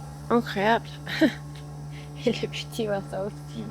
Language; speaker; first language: French; non-native, learner; English